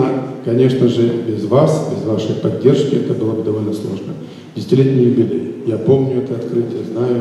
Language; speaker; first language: Russian; native; Russian